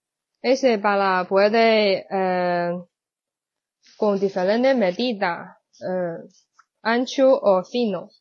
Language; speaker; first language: Spanish; non-native, learner; Chinese